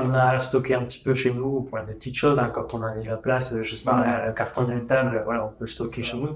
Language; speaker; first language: French; native; French